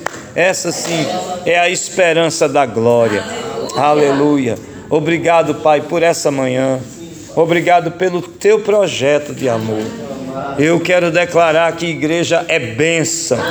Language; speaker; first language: Portuguese; native; Portuguese